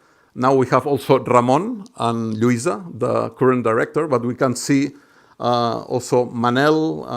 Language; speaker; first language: English; non-native, fluent; Catalan